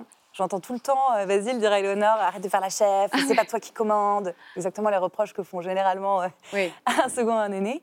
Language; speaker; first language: French; native; French